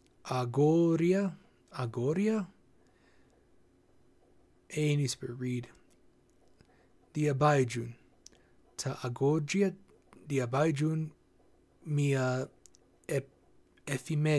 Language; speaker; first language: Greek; non-native, learner; English